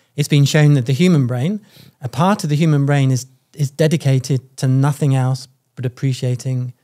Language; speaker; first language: English; native; English